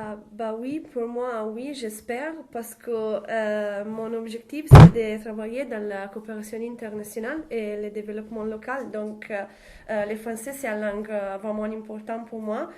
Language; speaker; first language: French; non-native, learner; Italian